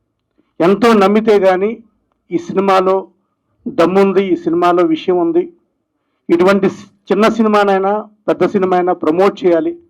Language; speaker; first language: Telugu; native; Telugu